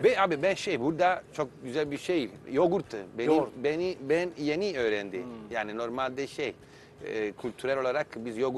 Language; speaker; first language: Turkish; non-native, learner; Italian